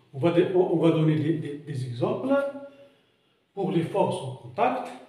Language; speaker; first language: French; non-native, local second language; Arabic